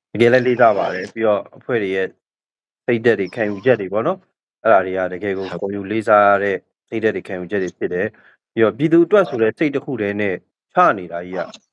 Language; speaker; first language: Burmese; native; Burmese